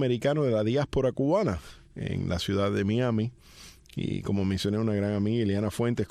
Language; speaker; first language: Spanish; early bilingual, heritage; Spanish